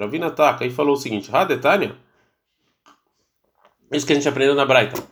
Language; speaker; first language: Portuguese; early bilingual, heritage; Portuguese